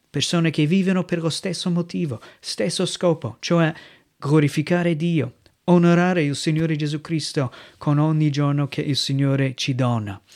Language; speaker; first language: Italian; non-native, fluent; English